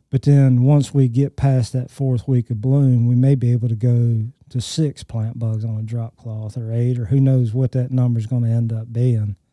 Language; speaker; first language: English; native; English